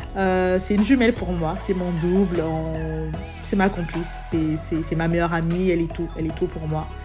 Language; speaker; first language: French; native; French